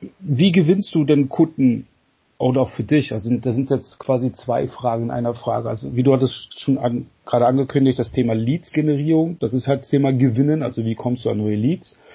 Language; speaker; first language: German; native; German